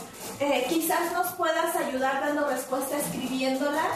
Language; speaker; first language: Spanish; native; Spanish